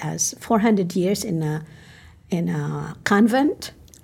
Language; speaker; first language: English; non-native, local second language; Filipino